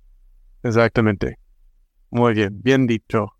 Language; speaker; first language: Spanish; non-native, fluent; English